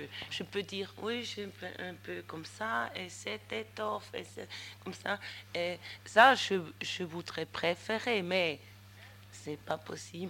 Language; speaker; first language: French; non-native, local second language; German